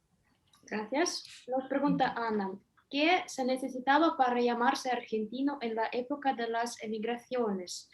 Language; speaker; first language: Spanish; non-native, fluent; Russian